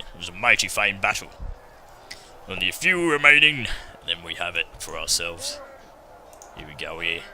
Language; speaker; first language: English; native; English